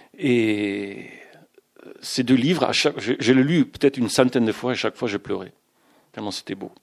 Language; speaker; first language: French; non-native, fluent; German